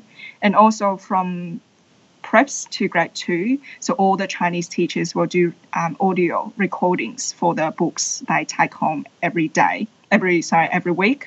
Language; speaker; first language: English; non-native, fluent; Chinese